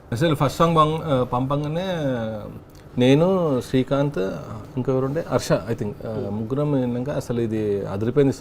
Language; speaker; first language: Telugu; native; Telugu